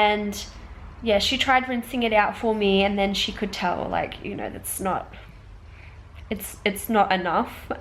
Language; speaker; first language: English; native; English